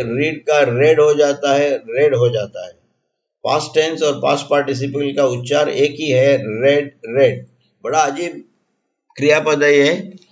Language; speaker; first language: Hindi; non-native, local second language; Gujarati